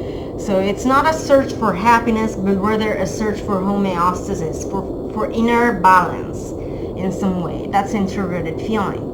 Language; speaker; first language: English; non-native, fluent; Italian